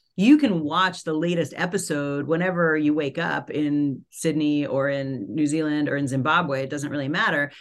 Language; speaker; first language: English; native; English